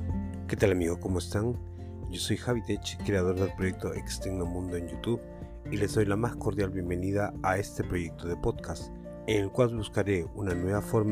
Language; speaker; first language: Spanish; native; Spanish